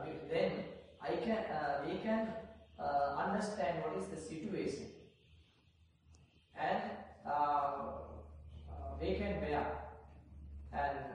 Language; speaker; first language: English; non-native, learner; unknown